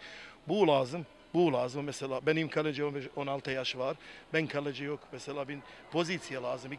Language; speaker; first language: Turkish; non-native, learner; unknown